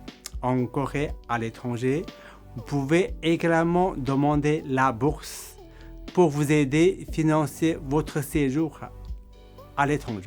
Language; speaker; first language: French; non-native, fluent; Korean